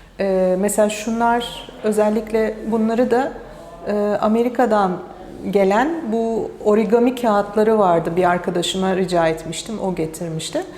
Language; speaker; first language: Turkish; early bilingual, heritage; Turkish